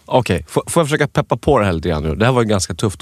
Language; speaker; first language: Swedish; native; Swedish